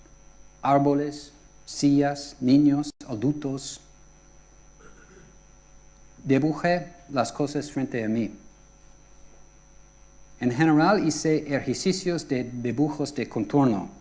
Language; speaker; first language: Spanish; non-native, fluent; English